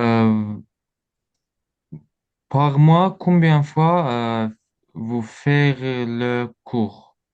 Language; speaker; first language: French; non-native, learner; Azerbaijani